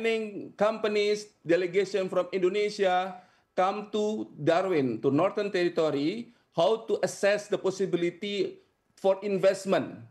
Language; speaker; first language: English; non-native, fluent; Indonesian